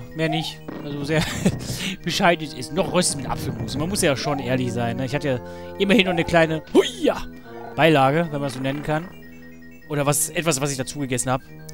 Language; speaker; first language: German; native; German